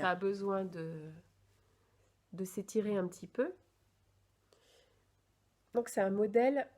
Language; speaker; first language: French; native; French